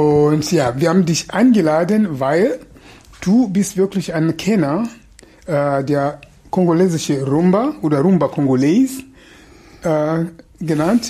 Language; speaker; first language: German; non-native, fluent; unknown